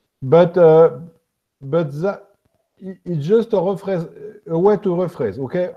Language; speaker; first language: English; non-native, fluent; French